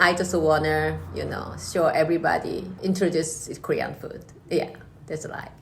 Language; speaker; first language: English; non-native, learner; Korean